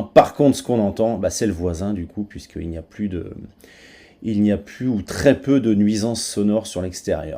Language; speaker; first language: French; native; French